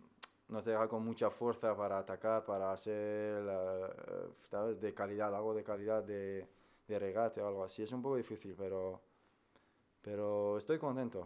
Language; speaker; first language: Spanish; non-native, fluent; Persian